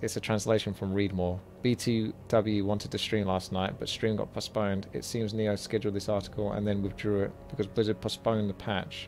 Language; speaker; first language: English; native; English